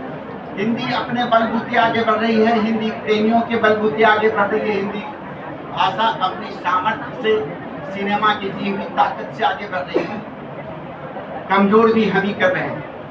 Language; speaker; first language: Hindi; native; Hindi